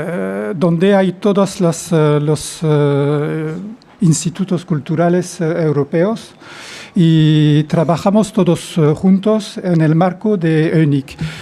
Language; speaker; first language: Spanish; non-native, fluent; French